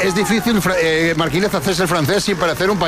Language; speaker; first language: Spanish; native; Spanish